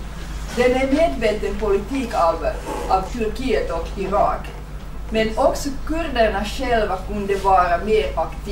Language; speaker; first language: Swedish; non-native, fluent; Finnish